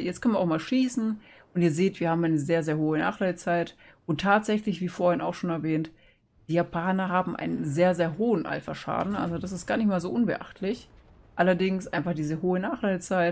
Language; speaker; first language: German; native; German